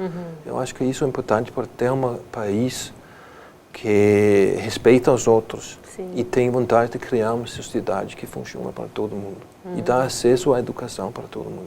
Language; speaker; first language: Portuguese; non-native, fluent; Danish